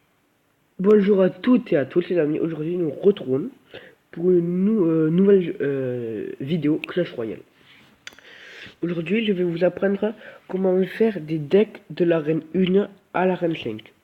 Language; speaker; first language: French; native; French